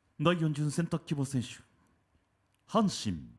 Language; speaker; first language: Japanese; native; Japanese